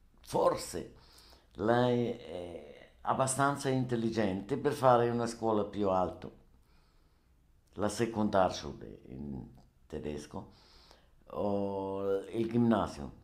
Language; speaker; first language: Italian; non-native, learner; German